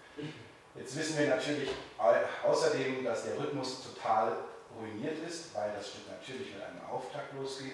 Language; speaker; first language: German; native; German